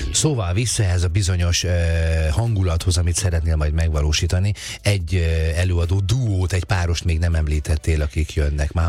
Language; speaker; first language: Hungarian; native; Hungarian